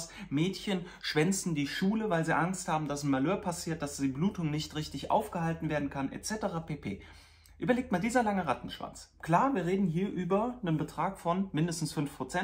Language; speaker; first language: German; native; German